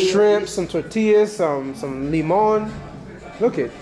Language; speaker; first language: English; native; English